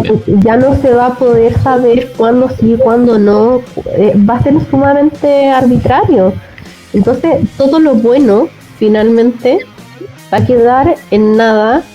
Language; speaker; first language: Spanish; native; Spanish